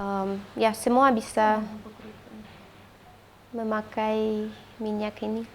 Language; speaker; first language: Indonesian; non-native, fluent; Russian